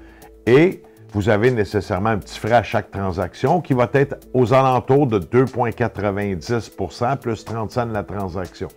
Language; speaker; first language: French; native; French